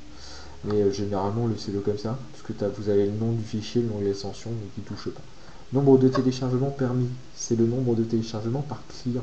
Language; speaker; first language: French; native; French